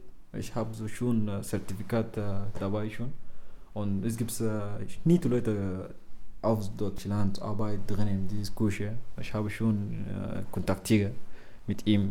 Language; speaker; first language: German; non-native, learner; Arabic